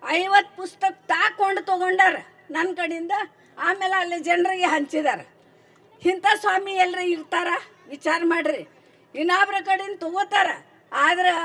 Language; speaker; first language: Kannada; non-native, local second language; Marathi